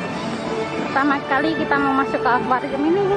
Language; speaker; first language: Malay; non-native, local second language; Javanese